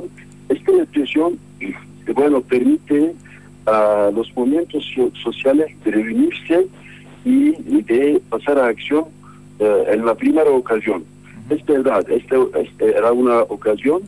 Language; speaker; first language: Spanish; non-native, fluent; Kurdish